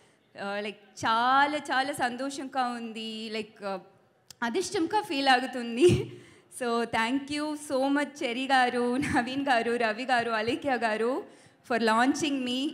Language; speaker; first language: Telugu; non-native, learner; Tamil